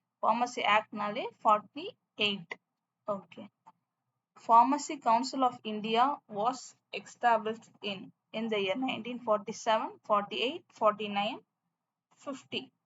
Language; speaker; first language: English; non-native, local second language; Tamil